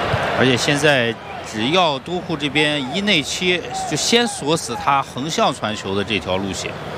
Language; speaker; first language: Chinese; native; Chinese